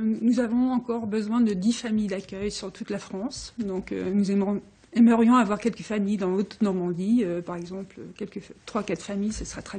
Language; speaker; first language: French; native; French